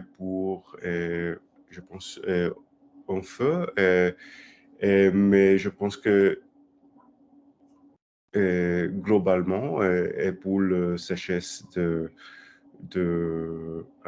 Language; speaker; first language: French; non-native, learner; English